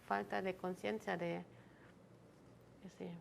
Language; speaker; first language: Spanish; non-native, fluent; German